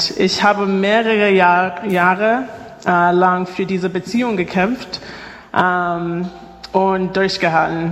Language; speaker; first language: German; non-native, fluent; English